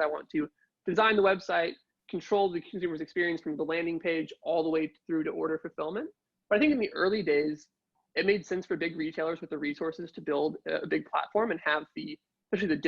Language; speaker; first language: English; native; English